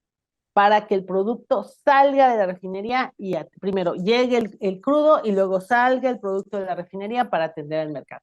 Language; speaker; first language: Spanish; native; Spanish